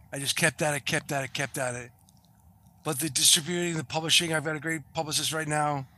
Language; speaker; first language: English; native; English